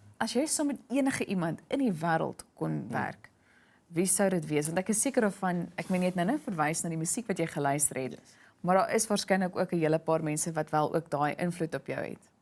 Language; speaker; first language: Afrikaans; native; Afrikaans